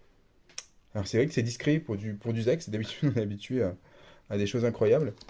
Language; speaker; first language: French; native; French